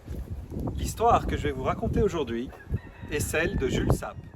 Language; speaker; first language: French; non-native, local second language; Dutch